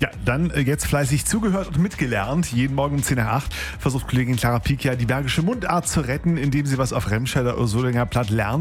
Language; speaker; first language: German; native; German